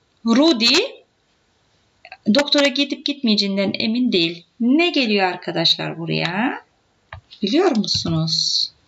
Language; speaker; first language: Turkish; native; Turkish